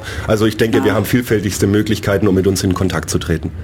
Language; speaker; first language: German; native; German